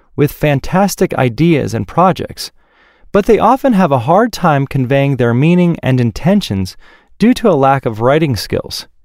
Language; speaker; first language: English; native; English